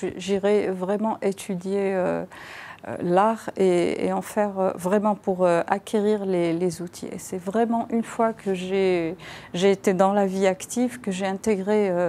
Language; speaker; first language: French; non-native, local second language; Arabic